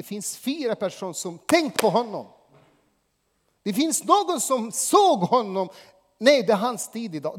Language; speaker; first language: Swedish; non-native, fluent; Arabic